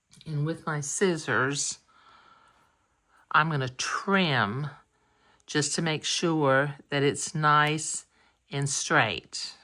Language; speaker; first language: English; native; English